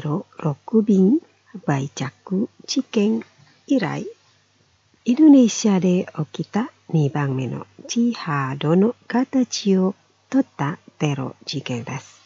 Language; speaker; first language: Japanese; non-native, fluent; Indonesian